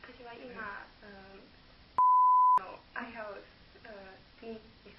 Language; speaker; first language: Japanese; non-native, learner; German